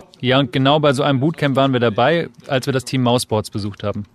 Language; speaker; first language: German; native; German